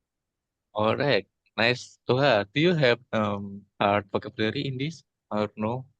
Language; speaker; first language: English; non-native, learner; Indonesian